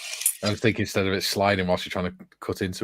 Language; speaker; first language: English; native; English